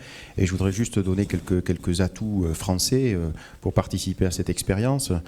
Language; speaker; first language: French; native; French